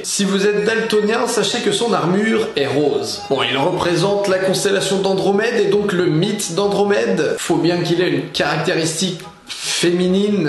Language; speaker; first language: French; native; French